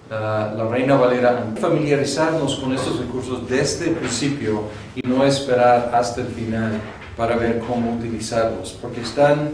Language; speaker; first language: Spanish; non-native, fluent; English